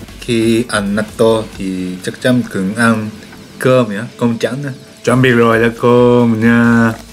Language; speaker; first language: Vietnamese; non-native, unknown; Japanese